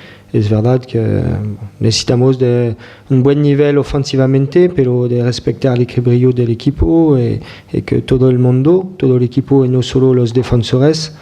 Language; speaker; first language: Spanish; non-native, fluent; French